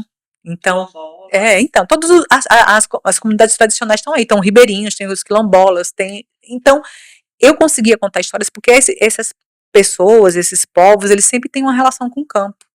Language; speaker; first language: Portuguese; native; Portuguese